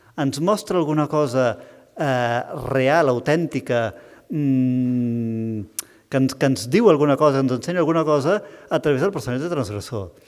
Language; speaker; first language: Catalan; native; Catalan